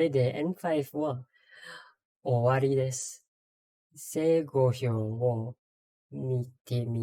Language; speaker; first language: Japanese; non-native, learner; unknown